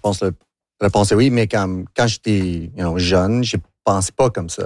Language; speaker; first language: French; non-native, local second language; English